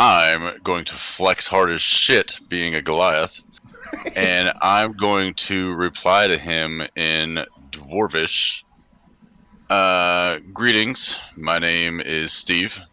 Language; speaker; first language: English; native; English